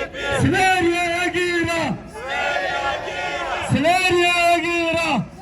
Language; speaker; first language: Swedish; non-native, learner; Uyghur